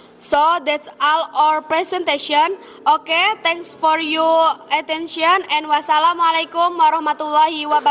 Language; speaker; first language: English; non-native, learner; Indonesian